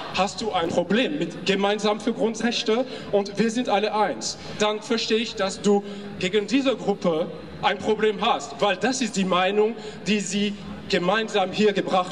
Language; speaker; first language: German; non-native, fluent; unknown